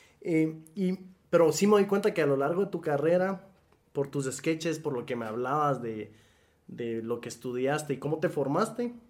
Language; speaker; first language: Spanish; native; Spanish